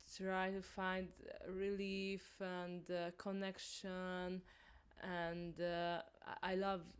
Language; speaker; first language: English; non-native, learner; Hungarian